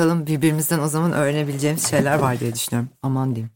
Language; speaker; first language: Turkish; native; Turkish